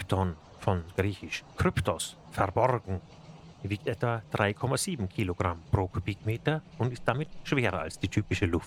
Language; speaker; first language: German; native; German